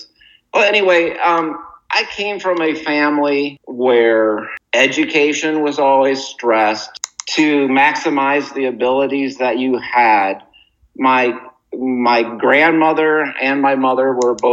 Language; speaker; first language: English; native; English